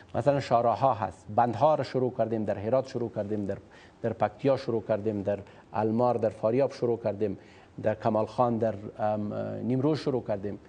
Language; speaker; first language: Persian; native; Persian